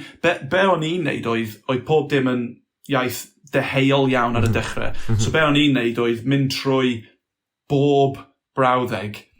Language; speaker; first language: Welsh; non-native, local second language; English